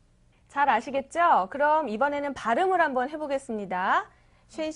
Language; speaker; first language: Korean; native; Korean